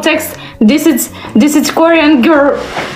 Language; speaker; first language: English; non-native, learner; Russian